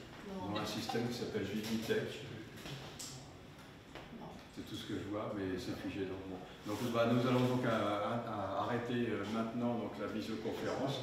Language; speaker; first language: French; native; French